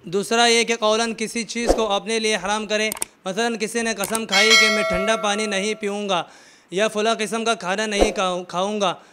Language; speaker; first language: Urdu; native; Urdu